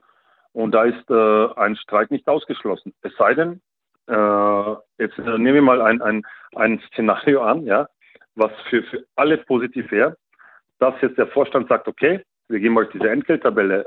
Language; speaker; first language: German; native; German